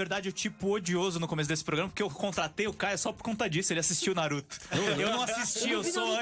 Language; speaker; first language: Portuguese; native; Portuguese